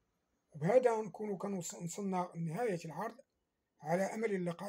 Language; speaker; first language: Arabic; native; Arabic